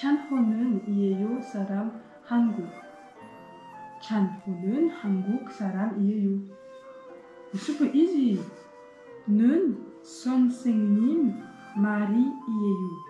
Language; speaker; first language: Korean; non-native, learner; French